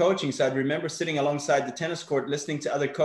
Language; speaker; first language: English; native; English